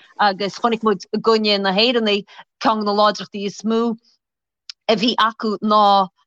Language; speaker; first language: Irish; native; Irish